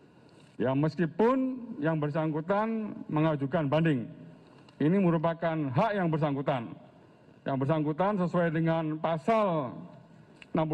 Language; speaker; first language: Indonesian; native; Indonesian